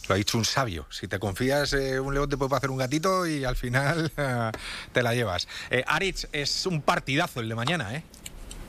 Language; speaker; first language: Spanish; native; Spanish